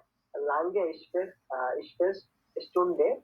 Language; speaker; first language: German; non-native, learner; Bangla